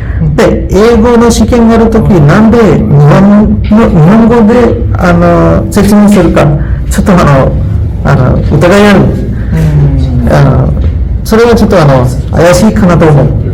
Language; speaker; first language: Japanese; non-native, learner; Sinhala